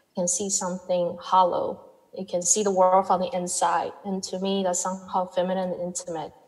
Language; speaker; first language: English; non-native, fluent; Chinese